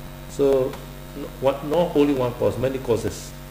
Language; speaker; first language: English; non-native, learner; Burmese